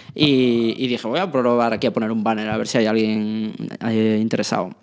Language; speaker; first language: Spanish; native; Spanish